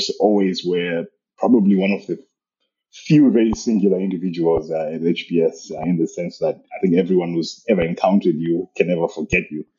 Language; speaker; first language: English; non-native, local second language; Shona